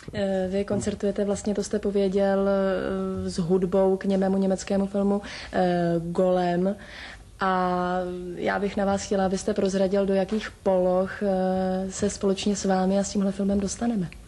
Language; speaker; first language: Czech; native; Czech